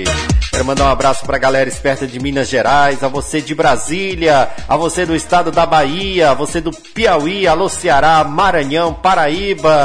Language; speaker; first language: Portuguese; native; Portuguese